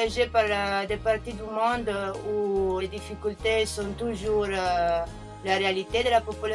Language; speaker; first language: French; non-native, learner; Italian